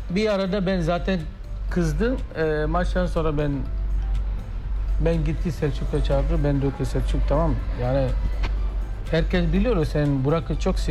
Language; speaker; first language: Turkish; non-native, learner; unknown